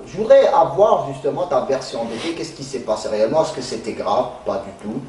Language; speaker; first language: French; non-native, local second language; Arabic